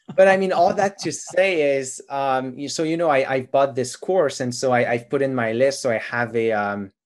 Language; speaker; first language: English; non-native, fluent; French